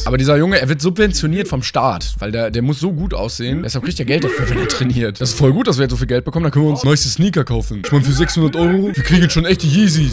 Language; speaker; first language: German; native; German